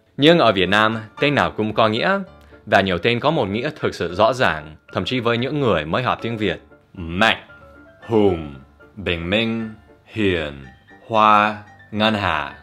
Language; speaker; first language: Vietnamese; non-native, fluent; English